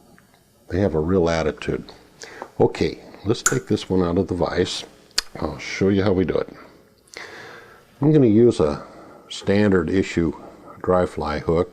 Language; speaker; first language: English; native; English